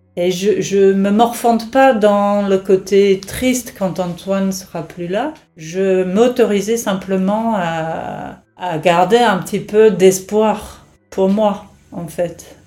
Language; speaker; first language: French; non-native, fluent; English